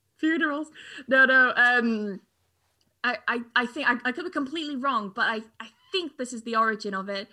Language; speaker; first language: English; native; English